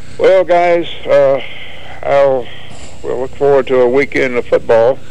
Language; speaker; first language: English; native; English